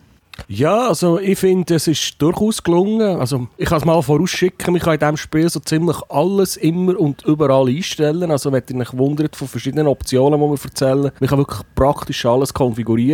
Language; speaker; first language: German; native; German